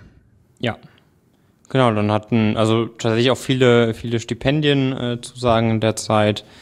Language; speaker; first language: German; native; German